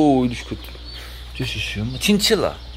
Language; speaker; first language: Chinese; non-native, learner; Korean